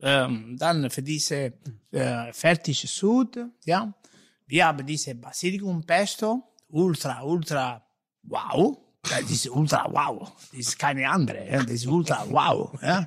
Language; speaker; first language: German; non-native, learner; Italian